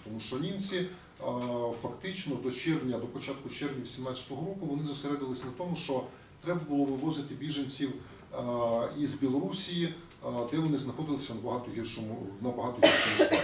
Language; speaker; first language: Ukrainian; native; Ukrainian